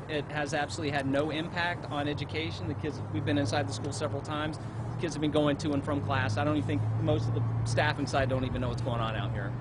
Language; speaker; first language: English; native; English